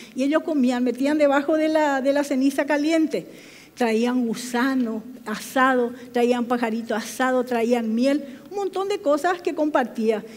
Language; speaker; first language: Spanish; non-native, local second language; Guarani